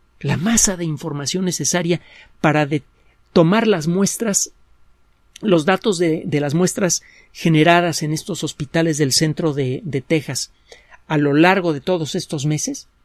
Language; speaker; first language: Spanish; native; Spanish